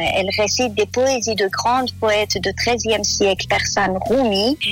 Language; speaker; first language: French; non-native, fluent; Persian